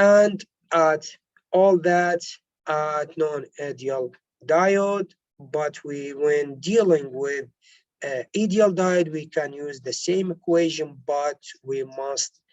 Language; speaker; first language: English; non-native, local second language; Arabic